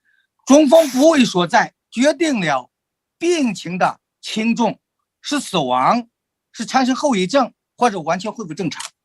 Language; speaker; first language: Chinese; native; Chinese